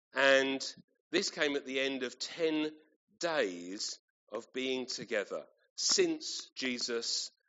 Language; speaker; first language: English; native; English